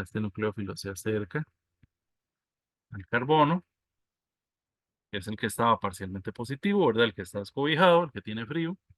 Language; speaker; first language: Spanish; native; Spanish